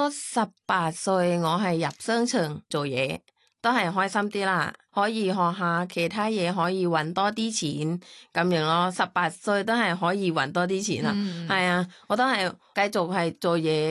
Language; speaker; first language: Cantonese; non-native, fluent; Thai